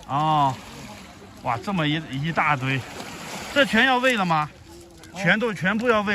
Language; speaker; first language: Chinese; native; Chinese